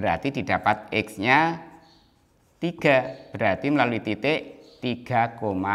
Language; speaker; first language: Indonesian; native; Indonesian